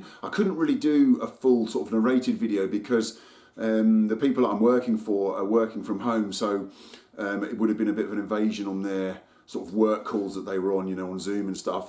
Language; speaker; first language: English; native; English